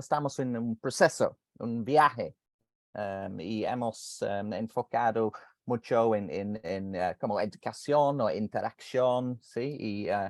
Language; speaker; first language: Spanish; non-native, fluent; English